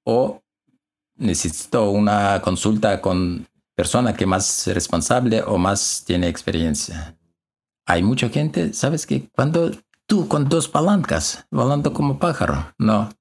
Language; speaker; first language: Spanish; non-native, learner; Russian